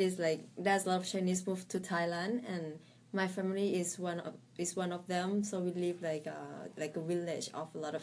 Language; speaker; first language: English; non-native, fluent; Thai